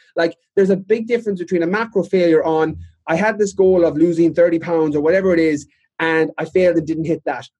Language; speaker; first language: English; native; English